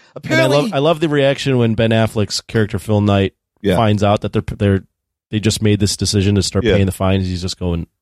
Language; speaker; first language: English; native; English